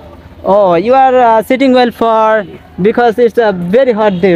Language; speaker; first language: English; non-native, learner; Bangla